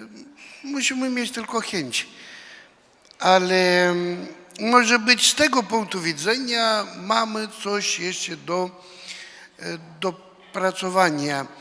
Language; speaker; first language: Polish; non-native, fluent; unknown